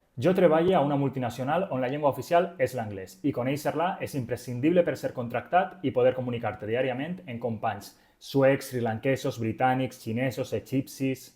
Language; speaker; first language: Catalan; native; Catalan